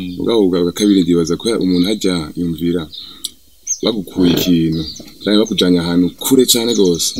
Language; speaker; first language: Rundi; early bilingual, heritage; Rundi